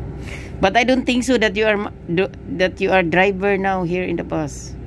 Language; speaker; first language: English; non-native, learner; Cebuano